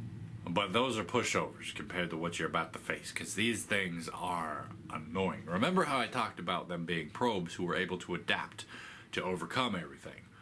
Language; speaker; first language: English; native; English